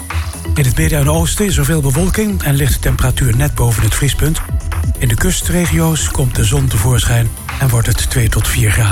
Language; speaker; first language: Dutch; native; Dutch